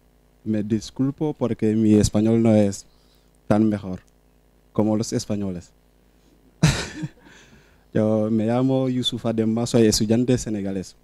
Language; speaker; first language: Spanish; non-native, local second language; Wolof